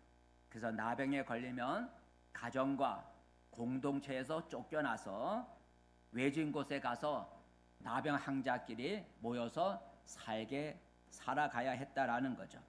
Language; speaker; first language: Korean; native; Korean